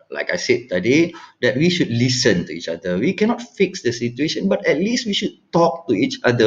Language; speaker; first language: English; non-native, local second language; Malay